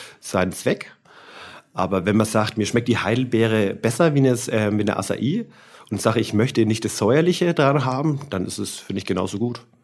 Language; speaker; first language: German; native; German